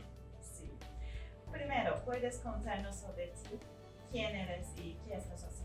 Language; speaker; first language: Spanish; non-native, fluent; Turkish